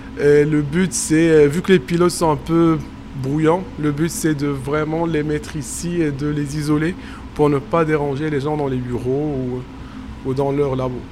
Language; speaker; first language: French; non-native, local second language; Arabic